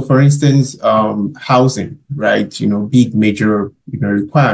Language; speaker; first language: English; non-native, local second language; Yoruba